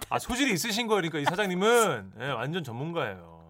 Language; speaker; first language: Korean; native; Korean